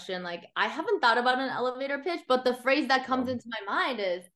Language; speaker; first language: English; early bilingual, other home language; Korean